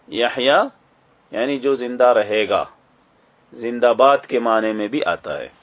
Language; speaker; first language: Urdu; native; Urdu